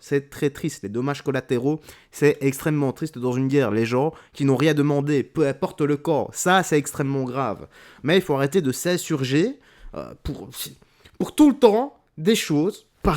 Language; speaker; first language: French; native; French